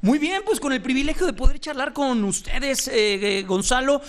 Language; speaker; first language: Spanish; native; Spanish